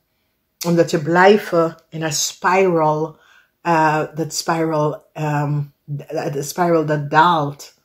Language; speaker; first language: Dutch; non-native, fluent; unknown